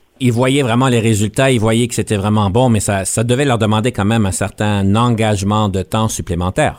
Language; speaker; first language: French; native; French